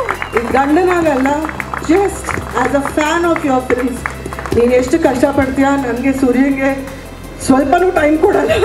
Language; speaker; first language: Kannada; native; Kannada